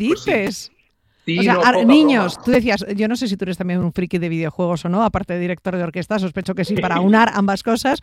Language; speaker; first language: Spanish; native; Spanish